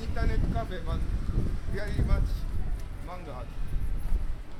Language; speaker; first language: English; non-native, learner; Japanese